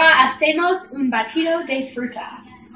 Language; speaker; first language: Spanish; non-native, learner; English